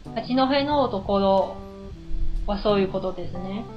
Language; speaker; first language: Japanese; non-native, fluent; Chinese